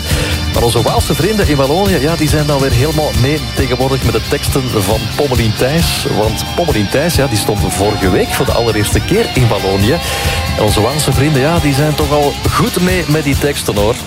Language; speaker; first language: Dutch; native; Dutch